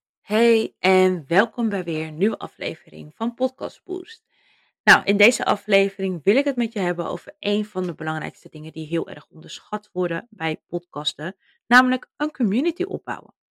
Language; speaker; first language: Dutch; native; Dutch